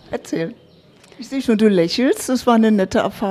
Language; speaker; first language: German; native; German